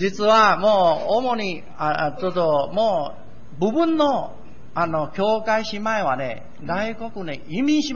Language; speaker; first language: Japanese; non-native, learner; Min Nan Chinese